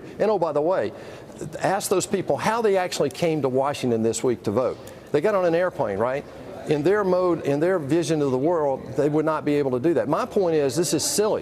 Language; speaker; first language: English; native; English